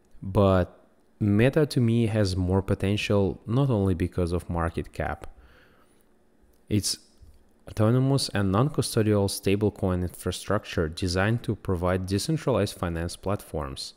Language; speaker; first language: English; non-native, fluent; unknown